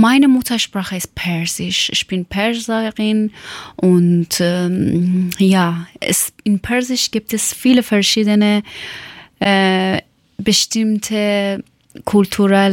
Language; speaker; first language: German; non-native, learner; Persian